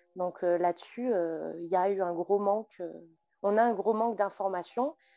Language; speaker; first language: French; native; French